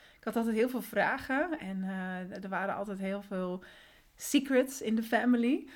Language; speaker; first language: Dutch; early bilingual, other home language; Spanish